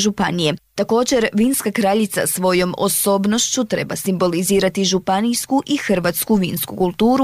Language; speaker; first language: Serbian; native; Serbian